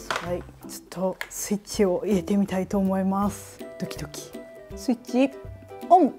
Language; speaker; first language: Japanese; native; Japanese